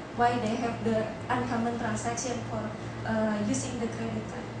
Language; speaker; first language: English; non-native, fluent; Indonesian